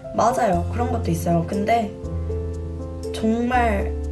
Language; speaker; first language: Korean; native; Korean